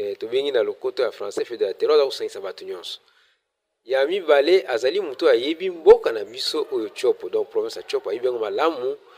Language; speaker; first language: Lingala; native; Lingala